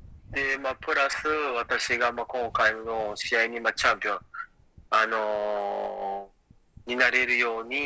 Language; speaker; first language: Japanese; non-native, learner; Portuguese